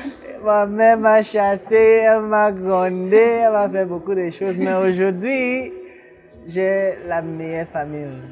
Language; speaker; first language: French; non-native, local second language; English